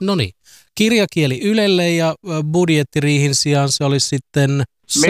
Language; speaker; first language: Finnish; native; Finnish